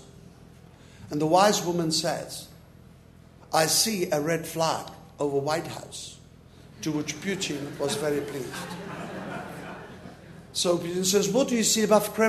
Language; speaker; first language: English; non-native, fluent; Czech